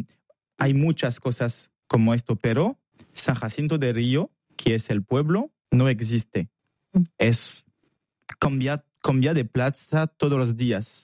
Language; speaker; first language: Spanish; non-native, learner; French